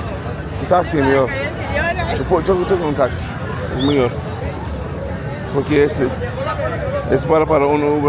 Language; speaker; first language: Spanish; non-native, learner; English